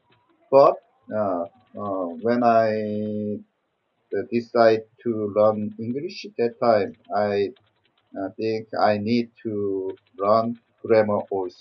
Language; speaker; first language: English; non-native, learner; Korean